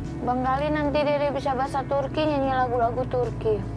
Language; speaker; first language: Indonesian; native; Indonesian